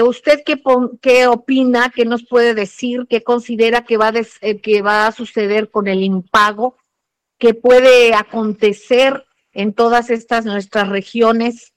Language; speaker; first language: Spanish; native; Spanish